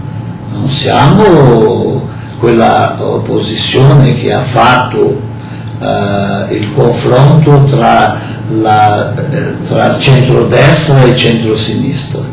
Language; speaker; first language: Italian; non-native, fluent; Portuguese